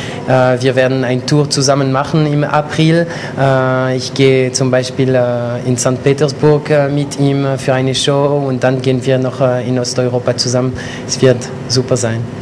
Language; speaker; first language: German; non-native, local second language; French